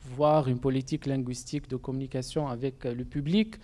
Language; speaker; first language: French; non-native, local second language; Arabic